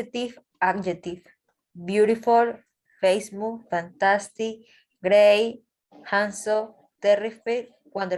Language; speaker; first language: English; non-native, learner; Spanish